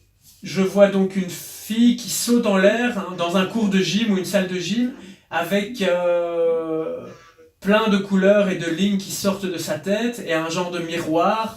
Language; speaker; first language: French; native; French